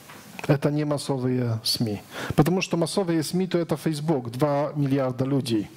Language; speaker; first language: Russian; non-native, learner; Polish